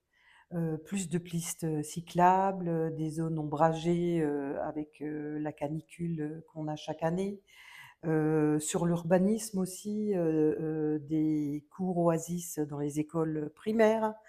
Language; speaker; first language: French; native; French